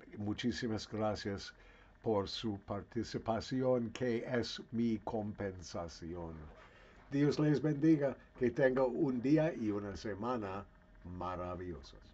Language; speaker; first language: Spanish; non-native, learner; English